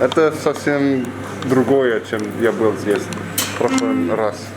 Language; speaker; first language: Russian; non-native, learner; English